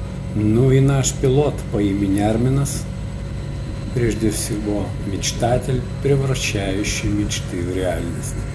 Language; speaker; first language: Russian; native; Russian